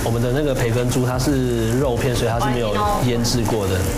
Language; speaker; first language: Chinese; native; Chinese